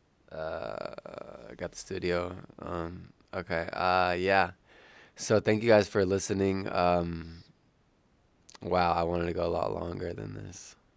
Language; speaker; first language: English; native; English